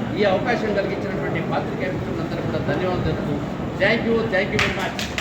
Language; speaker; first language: Telugu; native; Telugu